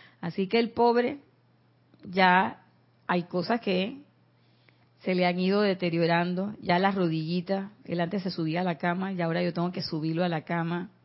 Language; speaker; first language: Spanish; native; Spanish